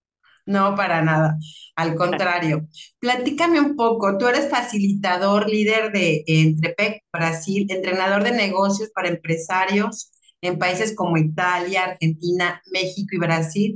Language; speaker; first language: Spanish; native; Spanish